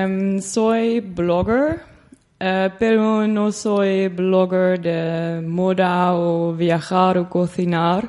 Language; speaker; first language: Spanish; non-native, learner; Dutch